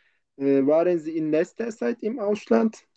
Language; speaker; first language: German; non-native, fluent; Turkish